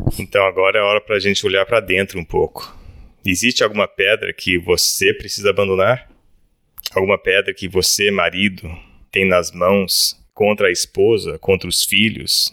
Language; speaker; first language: Portuguese; early bilingual, other home language; English